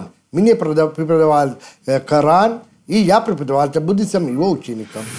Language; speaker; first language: Russian; non-native, fluent; Sinhala